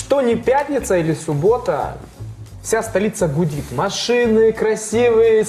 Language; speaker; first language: Russian; native; Russian